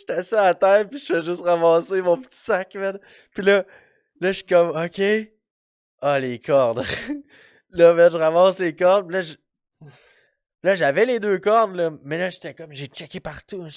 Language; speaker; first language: French; native; French